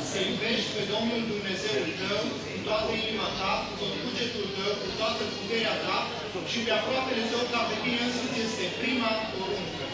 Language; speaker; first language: Romanian; native; Romanian